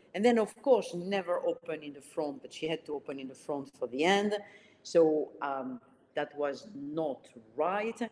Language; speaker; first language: English; early bilingual, other home language; Arabic